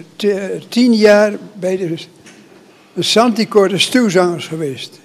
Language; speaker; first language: Dutch; native; Dutch